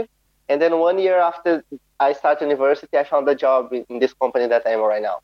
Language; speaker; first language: English; non-native, fluent; Portuguese